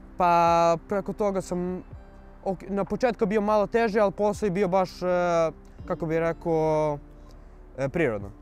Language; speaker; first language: Serbian; early bilingual, other home language; Arabic